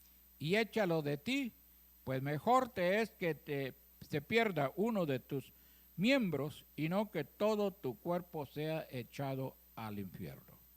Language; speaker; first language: Spanish; native; Spanish